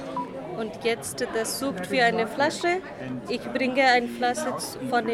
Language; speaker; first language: German; non-native, learner; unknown